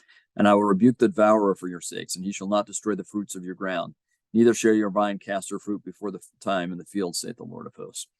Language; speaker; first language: English; native; English